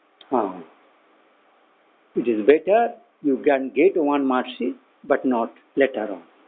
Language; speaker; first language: English; non-native, local second language; Bangla